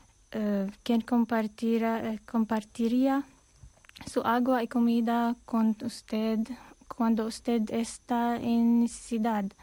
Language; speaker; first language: Spanish; non-native, fluent; Armenian